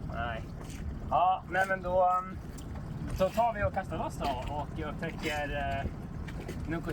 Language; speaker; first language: Swedish; native; Swedish